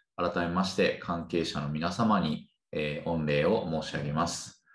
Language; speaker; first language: Japanese; native; Japanese